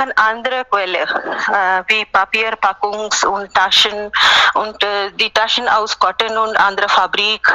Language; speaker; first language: German; non-native, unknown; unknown